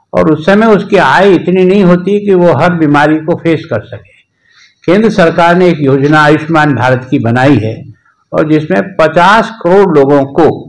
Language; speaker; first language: Hindi; native; Hindi